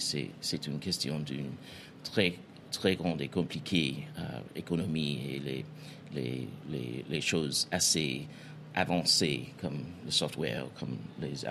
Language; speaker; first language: French; non-native, fluent; English